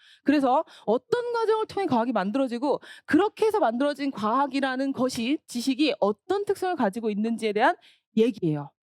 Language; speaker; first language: Korean; native; Korean